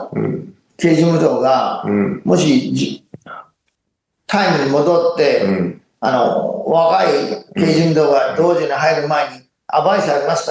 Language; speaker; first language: Japanese; non-native, fluent; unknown